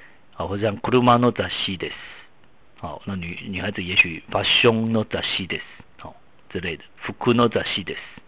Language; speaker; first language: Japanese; non-native, fluent; Chinese